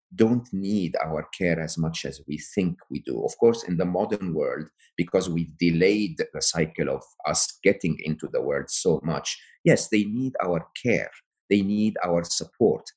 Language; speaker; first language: English; non-native, fluent; Arabic